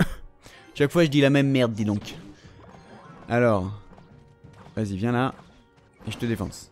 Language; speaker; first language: French; native; French